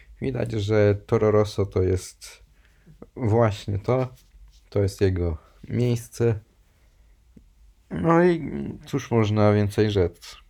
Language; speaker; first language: Polish; native; Polish